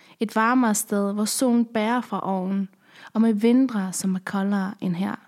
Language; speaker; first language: Danish; early bilingual, other home language; Persian